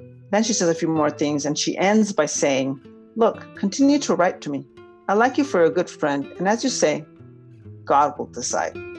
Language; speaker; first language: English; early bilingual, other home language; Spanish